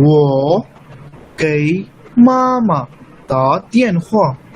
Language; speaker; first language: Chinese; non-native, fluent; Urdu